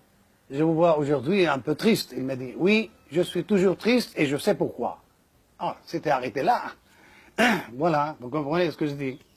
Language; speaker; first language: French; non-native, fluent; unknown